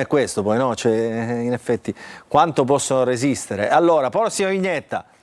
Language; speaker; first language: Italian; native; Italian